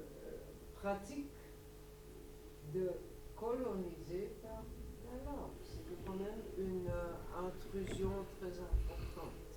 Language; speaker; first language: French; non-native, local second language; Luxembourgish